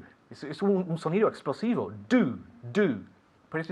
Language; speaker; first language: Spanish; non-native, fluent; English